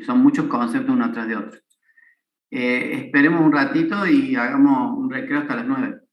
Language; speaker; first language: Spanish; native; Spanish